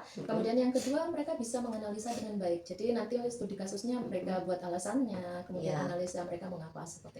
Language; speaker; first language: Indonesian; native; Indonesian